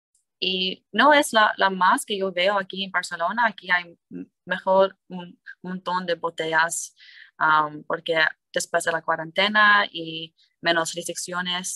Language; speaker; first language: Spanish; non-native, learner; English